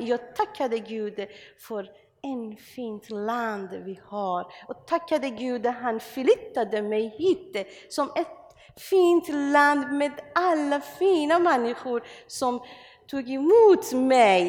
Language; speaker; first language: Swedish; non-native, learner; Persian